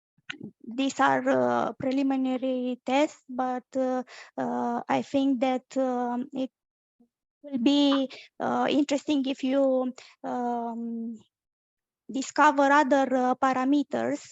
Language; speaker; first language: English; non-native, fluent; Romanian